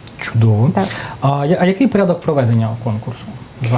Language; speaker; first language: Ukrainian; native; Ukrainian